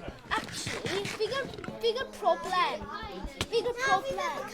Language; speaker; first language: Welsh; non-native, local second language; English